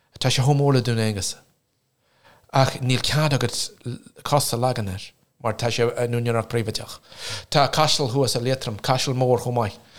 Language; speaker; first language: Irish; non-native, local second language; English